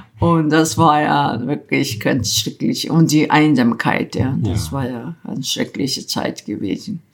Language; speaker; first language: German; non-native, fluent; Korean